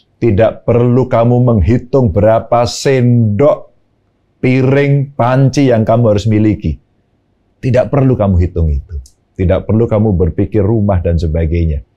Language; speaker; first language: Indonesian; non-native, local second language; Javanese